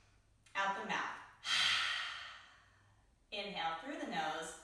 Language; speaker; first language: English; native; English